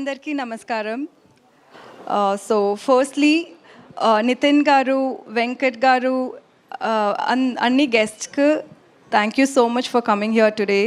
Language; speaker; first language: Telugu; non-native, learner; Tamil